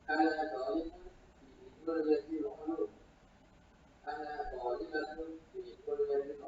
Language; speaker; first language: Arabic; non-native, learner; Indonesian